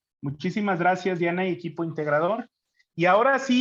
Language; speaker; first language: Spanish; native; Spanish